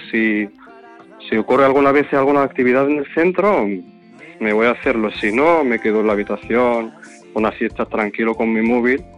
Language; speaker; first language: Spanish; non-native, fluent; Arabic